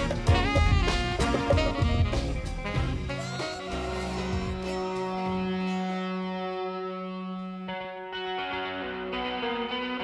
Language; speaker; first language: English; native; English